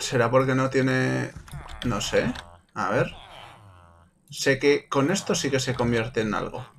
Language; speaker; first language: Spanish; native; Spanish